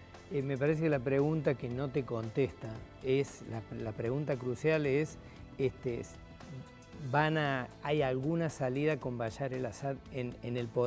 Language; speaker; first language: Spanish; native; Spanish